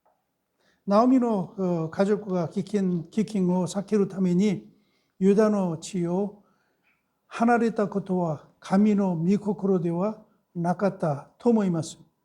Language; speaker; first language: Japanese; non-native, fluent; Korean